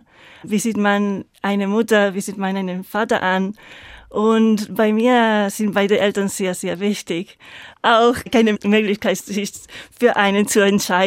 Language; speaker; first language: German; non-native, fluent; Spanish